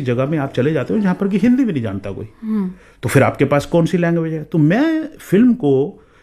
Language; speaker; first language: Hindi; native; Hindi